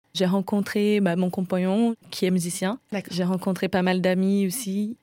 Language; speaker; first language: French; non-native, fluent; Portuguese